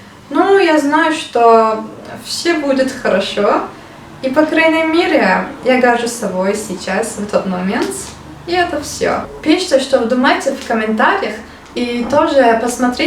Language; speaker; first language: Russian; non-native, learner; Turkish